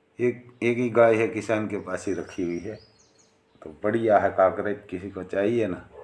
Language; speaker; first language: Hindi; non-native, local second language; Gujarati